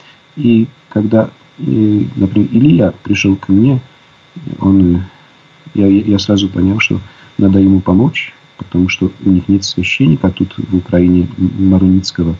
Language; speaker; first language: Russian; non-native, fluent; Polish